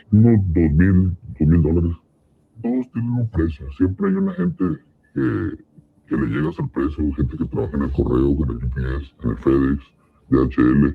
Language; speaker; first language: Spanish; native; Spanish